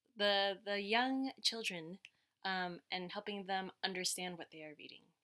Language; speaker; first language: English; early bilingual, other home language; Cantonese